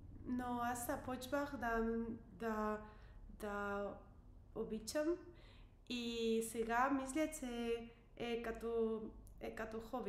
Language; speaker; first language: Bulgarian; non-native, learner; English